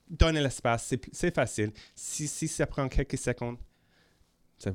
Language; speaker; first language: French; non-native, local second language; English